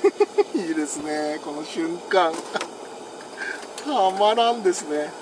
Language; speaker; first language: Japanese; native; Japanese